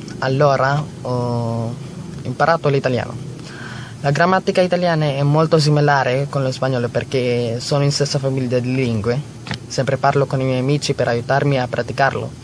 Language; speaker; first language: Italian; non-native, learner; Filipino